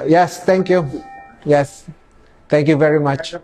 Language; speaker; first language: English; non-native, local second language; Indonesian